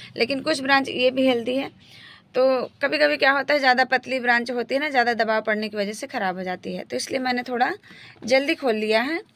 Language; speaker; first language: Hindi; native; Hindi